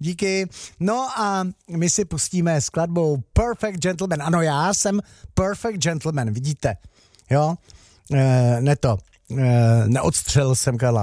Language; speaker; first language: Czech; native; Czech